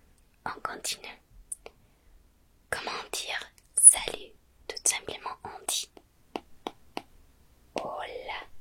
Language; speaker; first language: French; non-native, fluent; Spanish